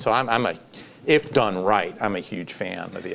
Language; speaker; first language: English; native; English